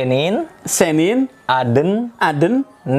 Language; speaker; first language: Turkish; non-native, fluent; Indonesian